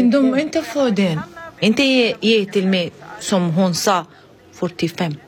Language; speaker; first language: Swedish; non-native, learner; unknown